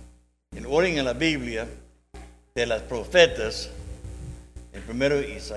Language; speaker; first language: Spanish; non-native, learner; English